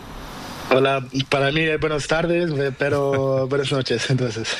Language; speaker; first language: Spanish; non-native, learner; Portuguese